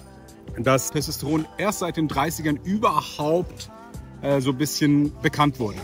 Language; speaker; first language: German; native; German